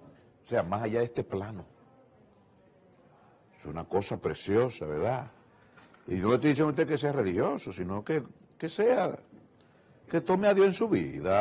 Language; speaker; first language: Spanish; native; Spanish